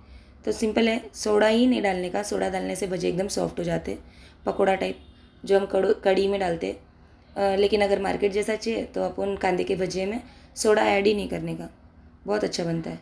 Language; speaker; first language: Hindi; native; Hindi